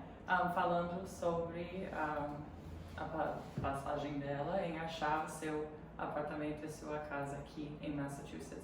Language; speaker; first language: Portuguese; early bilingual, heritage; Portuguese